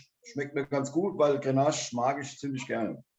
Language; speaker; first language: German; native; German